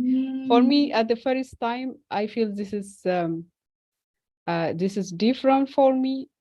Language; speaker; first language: English; non-native, fluent; Arabic